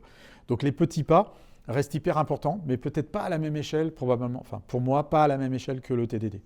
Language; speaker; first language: French; native; French